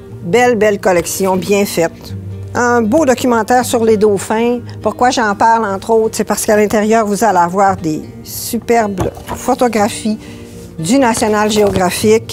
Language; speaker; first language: French; native; French